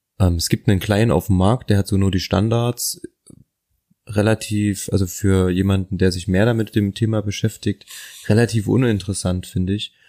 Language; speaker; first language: German; native; German